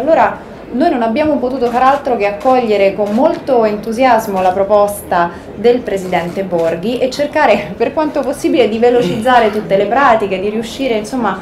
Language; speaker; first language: Italian; native; Italian